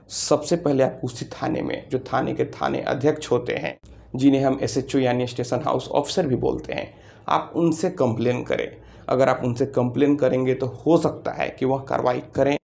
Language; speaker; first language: Hindi; native; Hindi